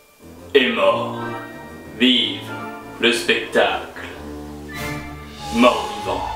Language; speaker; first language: French; native; French